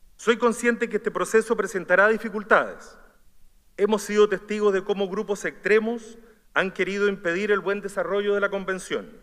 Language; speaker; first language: Spanish; native; Spanish